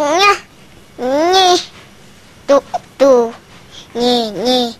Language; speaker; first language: Indonesian; native; Indonesian